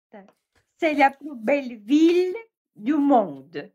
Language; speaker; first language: French; non-native, learner; Russian